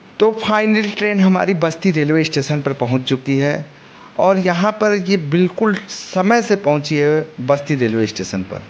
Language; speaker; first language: Hindi; native; Hindi